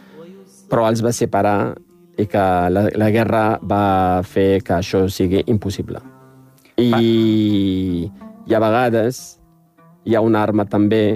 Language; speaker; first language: Catalan; non-native, fluent; Riffian